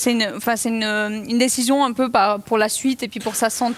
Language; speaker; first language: French; native; French